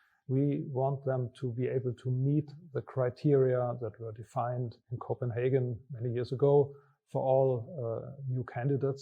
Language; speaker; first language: English; non-native, fluent; German